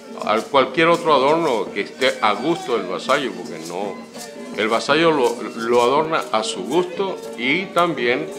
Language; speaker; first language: Spanish; native; Spanish